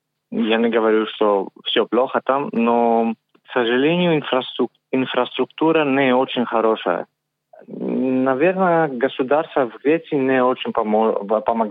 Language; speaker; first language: Russian; non-native, learner; Greek